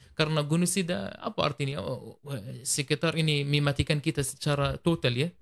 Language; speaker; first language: Malay; non-native, learner; Arabic